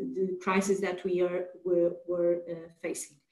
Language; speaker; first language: English; non-native, fluent; Portuguese